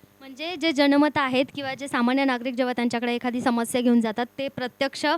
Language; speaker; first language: Marathi; native; Marathi